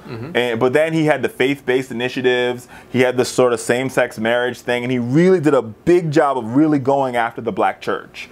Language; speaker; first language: English; native; English